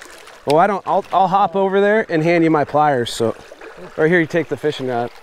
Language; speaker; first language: English; native; English